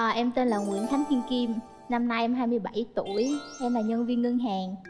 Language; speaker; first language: Vietnamese; native; Vietnamese